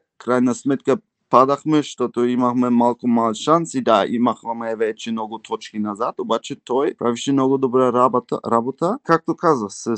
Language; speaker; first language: Bulgarian; early bilingual, heritage; Bulgarian